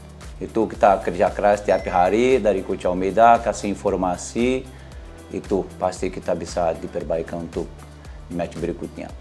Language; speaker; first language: Indonesian; non-native, learner; Portuguese